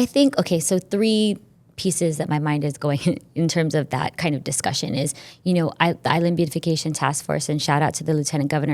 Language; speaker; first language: English; native; English